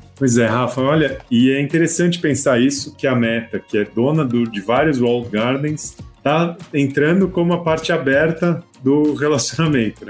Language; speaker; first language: Portuguese; native; Portuguese